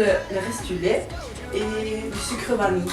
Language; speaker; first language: French; non-native, learner; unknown